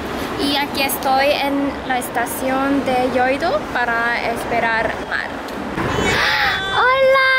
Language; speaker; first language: Spanish; non-native, fluent; Korean